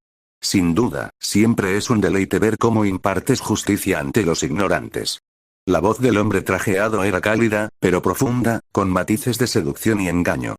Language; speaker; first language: Spanish; native; Spanish